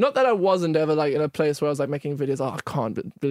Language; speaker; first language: English; native; English